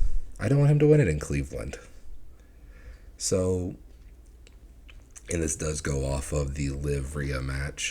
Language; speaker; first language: English; native; English